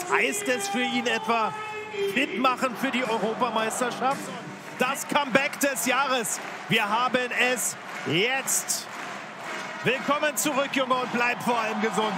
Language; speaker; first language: German; native; German